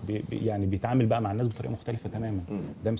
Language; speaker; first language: Arabic; native; Arabic